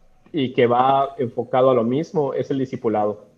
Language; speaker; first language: Spanish; native; Spanish